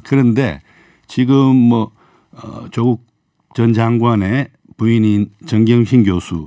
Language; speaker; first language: Korean; native; Korean